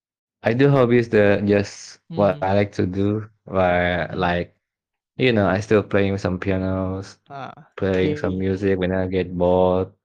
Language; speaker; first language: English; non-native, fluent; Indonesian